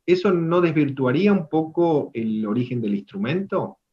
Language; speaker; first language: Spanish; native; Spanish